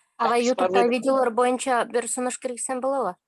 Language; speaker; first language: Kyrgyz; native; Kyrgyz